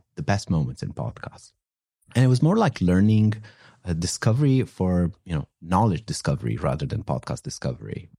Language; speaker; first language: English; non-native, fluent; Romanian